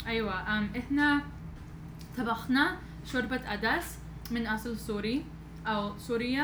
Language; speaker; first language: Arabic; non-native, learner; English